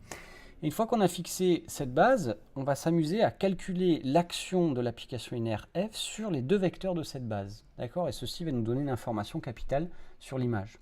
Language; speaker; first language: French; native; French